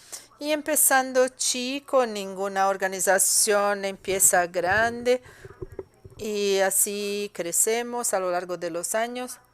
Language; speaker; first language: Spanish; non-native, fluent; Portuguese